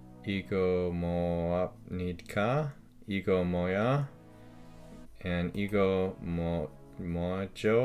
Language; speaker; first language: Korean; non-native, learner; English